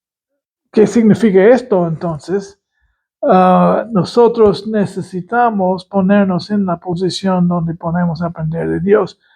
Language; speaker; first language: Spanish; non-native, fluent; English